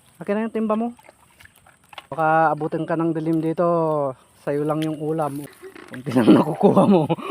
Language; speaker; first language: Filipino; non-native, local second language; Iloko